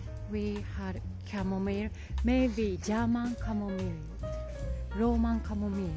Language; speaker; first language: English; non-native, learner; Japanese